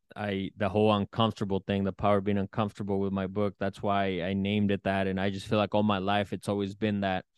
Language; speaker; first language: English; early bilingual, other home language; Spanish